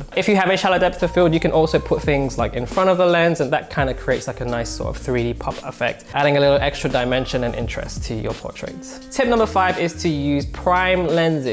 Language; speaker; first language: English; native; English